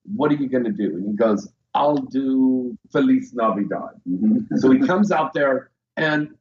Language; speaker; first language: English; native; English